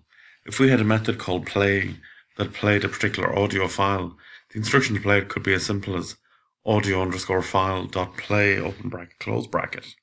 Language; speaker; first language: English; native; English